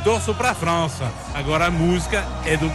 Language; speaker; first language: Portuguese; non-native, fluent; French